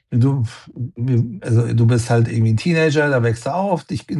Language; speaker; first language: German; non-native, fluent; Persian